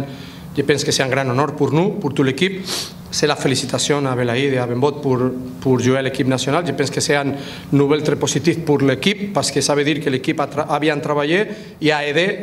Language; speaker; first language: French; non-native, fluent; Spanish